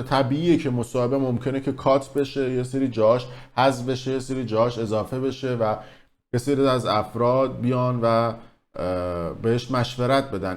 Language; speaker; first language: Persian; native; Persian